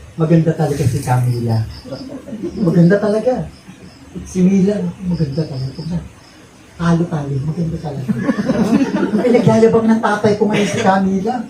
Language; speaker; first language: Filipino; native; Filipino